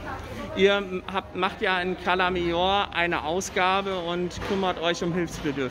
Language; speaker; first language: German; native; German